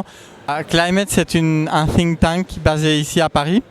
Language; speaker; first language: French; non-native, fluent; Spanish